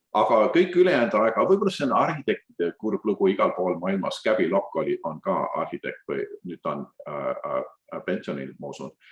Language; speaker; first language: Estonian; early bilingual, heritage; Estonian